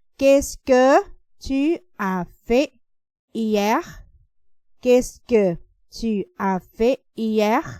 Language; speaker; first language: French; non-native, fluent; Thai